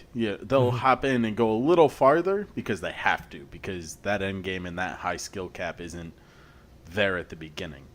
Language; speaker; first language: English; native; English